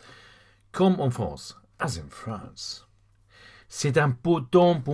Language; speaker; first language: French; non-native, fluent; English